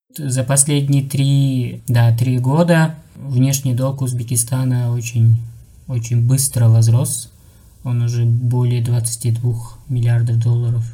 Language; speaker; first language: Russian; non-native, local second language; Uzbek